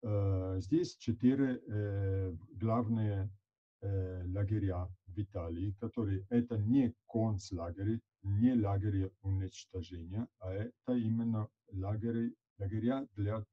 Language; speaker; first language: Russian; non-native, fluent; Italian